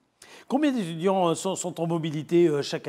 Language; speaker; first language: French; native; French